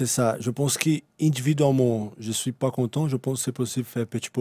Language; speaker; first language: French; non-native, learner; Portuguese